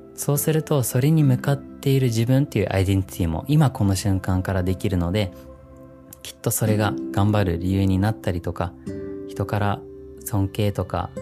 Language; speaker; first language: Japanese; early bilingual, heritage; Japanese